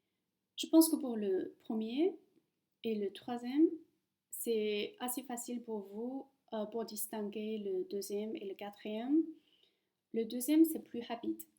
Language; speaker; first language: French; non-native, fluent; Chinese